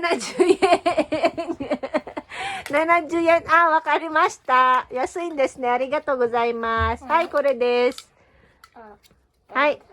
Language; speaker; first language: Japanese; non-native, fluent; Filipino